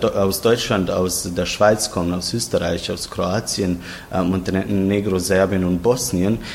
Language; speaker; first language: German; non-native, fluent; Croatian